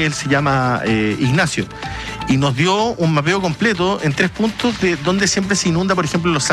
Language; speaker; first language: Spanish; native; Spanish